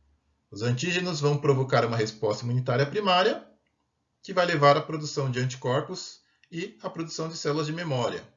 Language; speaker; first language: Portuguese; native; Portuguese